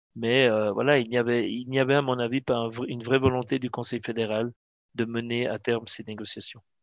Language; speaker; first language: French; native; French